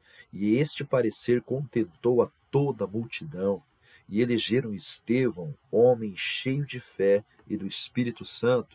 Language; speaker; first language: Portuguese; native; Portuguese